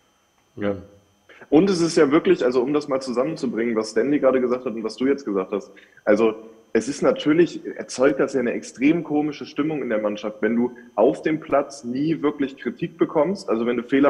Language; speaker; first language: German; native; German